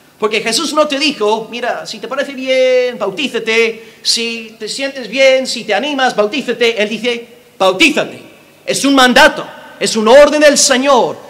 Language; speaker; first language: Spanish; non-native, fluent; English